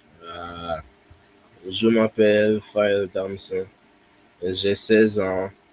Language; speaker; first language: French; non-native, learner; English